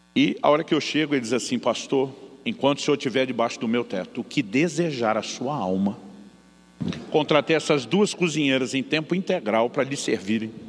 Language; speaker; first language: Portuguese; native; Portuguese